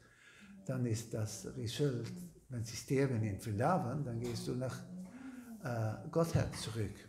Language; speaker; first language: German; non-native, learner; Dutch